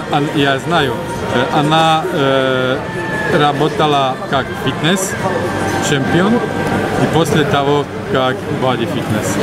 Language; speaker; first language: Russian; non-native, learner; Slovak